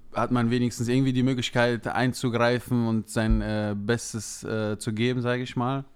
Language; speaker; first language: German; native; German